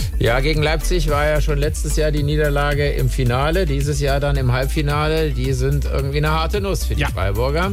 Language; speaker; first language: German; native; German